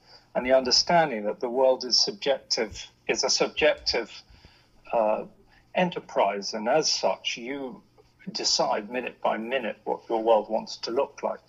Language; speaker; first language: English; native; English